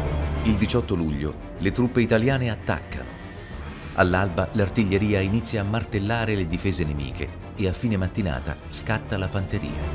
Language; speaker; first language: Italian; native; Italian